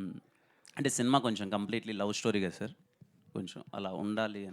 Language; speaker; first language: Telugu; native; Telugu